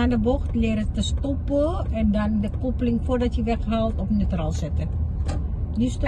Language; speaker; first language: Dutch; non-native, fluent; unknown